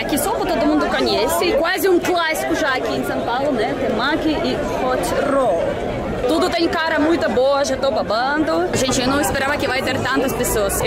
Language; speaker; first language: Portuguese; non-native, fluent; Russian